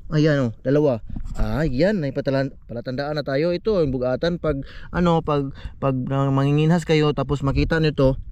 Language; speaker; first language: Filipino; non-native, local second language; Cebuano